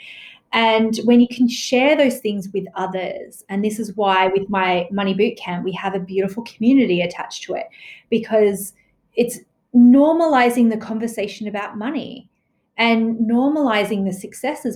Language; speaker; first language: English; native; English